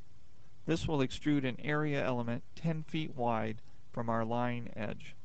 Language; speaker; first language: English; native; English